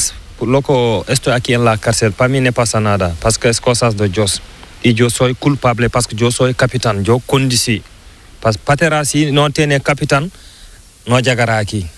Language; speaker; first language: Spanish; non-native, learner; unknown